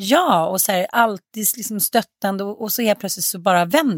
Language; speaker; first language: Swedish; native; Swedish